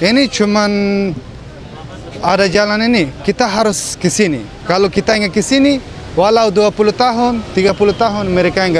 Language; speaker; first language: Indonesian; early bilingual, other home language; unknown